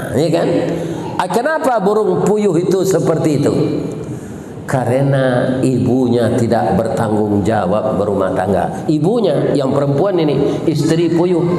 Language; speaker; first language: Malay; non-native, local second language; Minangkabau